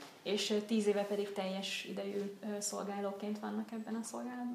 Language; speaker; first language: Hungarian; native; Hungarian